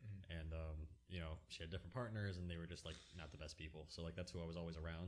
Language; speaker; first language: English; native; English